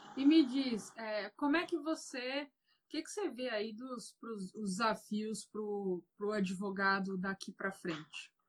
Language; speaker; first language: Portuguese; native; Portuguese